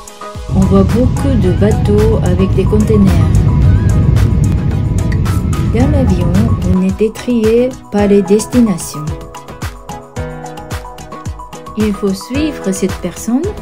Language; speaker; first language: French; non-native, fluent; Japanese